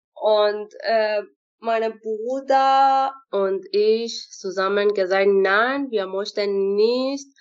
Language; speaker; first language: German; non-native, learner; Persian